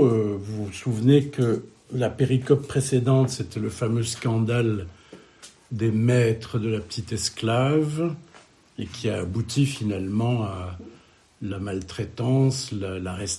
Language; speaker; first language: French; native; French